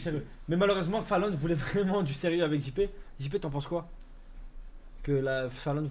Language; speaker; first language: French; native; French